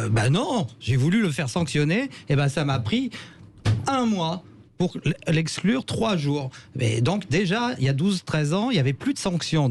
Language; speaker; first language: French; native; French